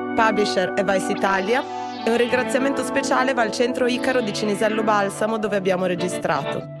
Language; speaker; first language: Italian; native; Italian